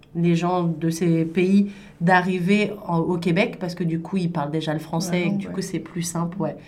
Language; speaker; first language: French; native; French